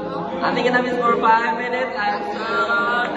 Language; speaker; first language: English; non-native, learner; Indonesian